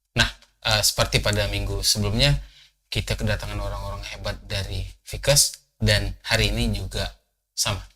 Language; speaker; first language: Indonesian; native; Indonesian